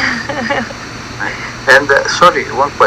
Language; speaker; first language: English; non-native, learner; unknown